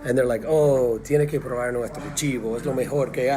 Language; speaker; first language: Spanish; non-native, learner; English